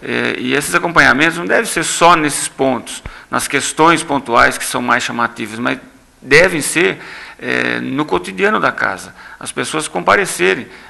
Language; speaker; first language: Portuguese; native; Portuguese